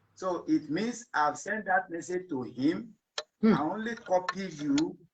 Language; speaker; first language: English; non-native, local second language; Yoruba